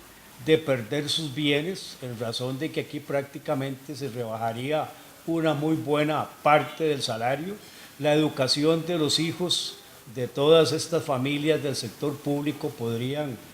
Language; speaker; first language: Spanish; native; Spanish